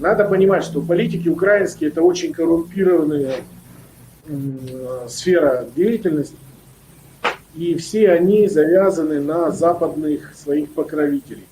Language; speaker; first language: Russian; native; Russian